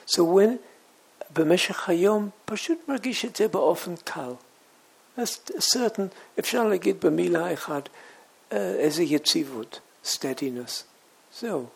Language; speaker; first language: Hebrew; non-native, fluent; English